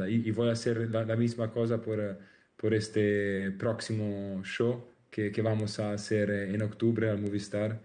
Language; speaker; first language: Spanish; non-native, learner; Italian